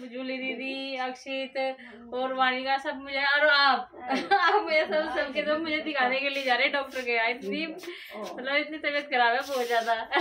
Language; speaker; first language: Hindi; native; Hindi